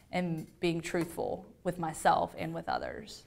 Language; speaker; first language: English; native; English